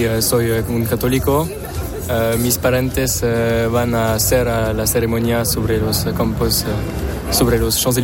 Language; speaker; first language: Spanish; non-native, learner; French